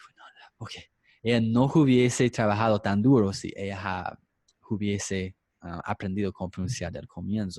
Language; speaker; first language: Spanish; non-native, fluent; English